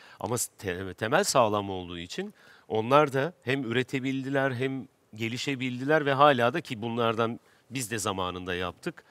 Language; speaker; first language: Turkish; native; Turkish